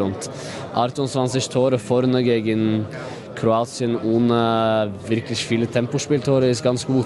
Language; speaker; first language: German; non-native, fluent; Norwegian